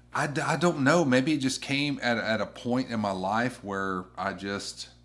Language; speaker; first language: English; native; English